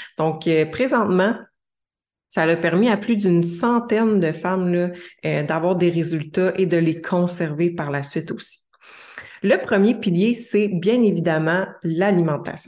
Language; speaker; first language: French; native; French